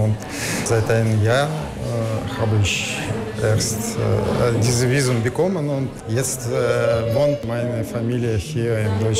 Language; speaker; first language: German; non-native, learner; Russian